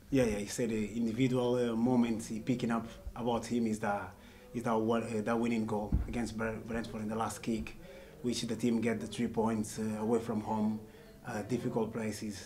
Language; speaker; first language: English; non-native, fluent; Portuguese